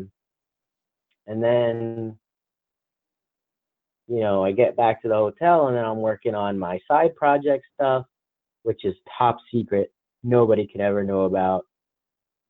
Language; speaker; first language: English; native; English